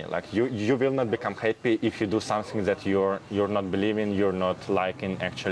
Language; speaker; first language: English; non-native, fluent; Russian